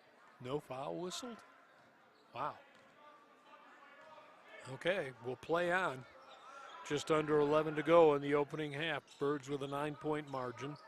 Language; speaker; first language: English; native; English